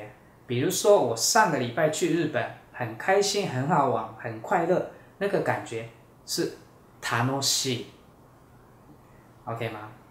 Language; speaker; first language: Chinese; non-native, fluent; Japanese